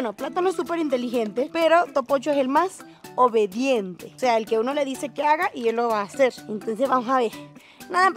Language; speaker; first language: Spanish; native; Spanish